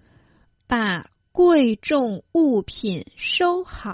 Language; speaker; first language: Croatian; non-native, fluent; Chinese